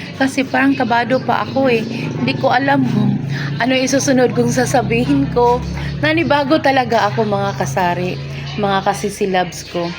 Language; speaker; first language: Filipino; non-native, local second language; Cebuano